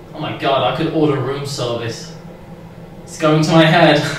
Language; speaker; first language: English; native; English